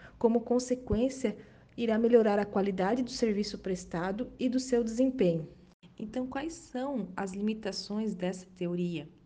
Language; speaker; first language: Portuguese; native; Portuguese